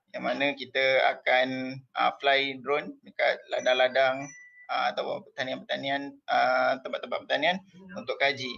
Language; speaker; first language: Malay; native; Malay